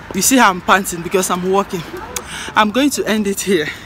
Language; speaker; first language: English; non-native, local second language; Igbo